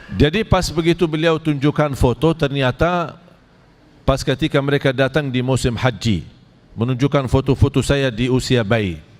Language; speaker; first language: Malay; non-native, fluent; Arabic